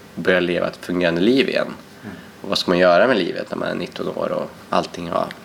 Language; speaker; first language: Swedish; native; Swedish